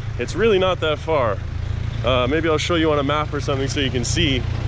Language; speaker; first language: English; native; English